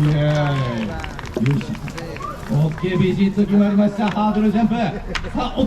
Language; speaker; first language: Japanese; native; Japanese